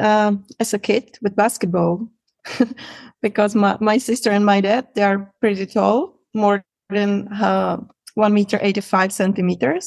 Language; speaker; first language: English; non-native, fluent; Czech